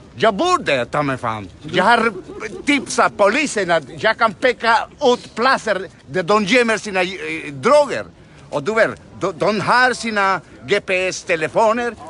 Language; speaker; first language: Swedish; non-native, fluent; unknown